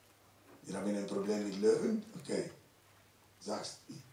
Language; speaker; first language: German; non-native, learner; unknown